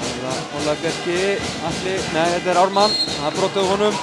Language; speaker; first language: Icelandic; native; Icelandic